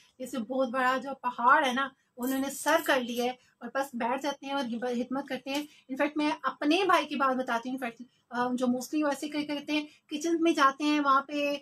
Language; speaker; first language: Urdu; non-native, local second language; Punjabi